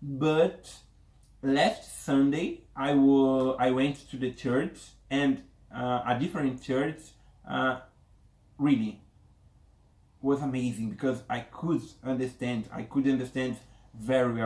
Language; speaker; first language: English; non-native, learner; Portuguese